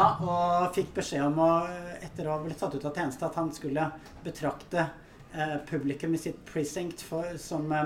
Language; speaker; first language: Norwegian; native; Norwegian